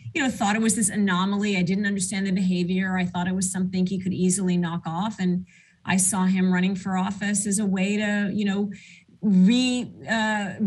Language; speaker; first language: English; early bilingual, other home language; Arabic